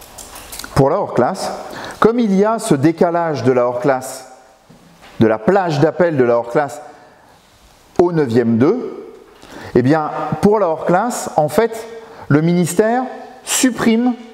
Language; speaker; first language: French; native; French